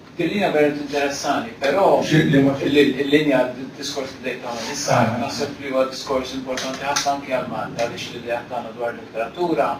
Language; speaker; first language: Maltese; native; Maltese